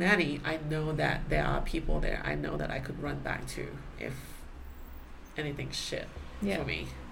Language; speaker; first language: English; non-native, local second language; Chinese